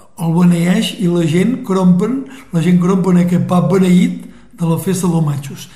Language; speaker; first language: Catalan; native; Catalan